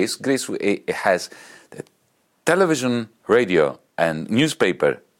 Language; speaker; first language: English; non-native, fluent; Greek